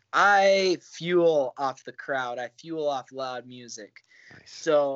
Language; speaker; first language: English; native; English